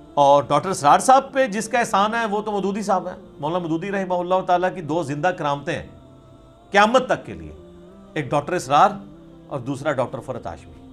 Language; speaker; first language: Urdu; non-native, local second language; Punjabi